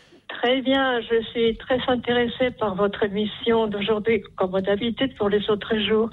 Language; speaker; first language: French; non-native, fluent; Spanish